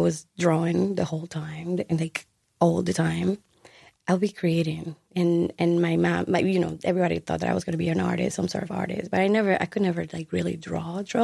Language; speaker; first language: English; non-native, fluent; Spanish